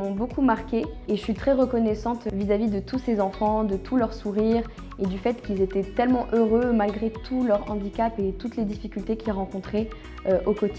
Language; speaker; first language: French; non-native, local second language; Arabic